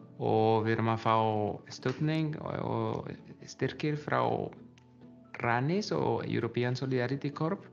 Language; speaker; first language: Icelandic; non-native, learner; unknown